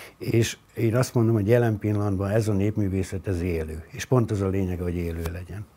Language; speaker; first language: Hungarian; native; Hungarian